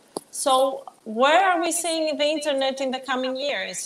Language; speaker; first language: English; non-native, fluent; Greek